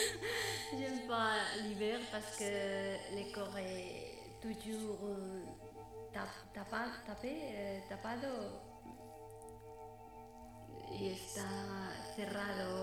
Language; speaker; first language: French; non-native, learner; Spanish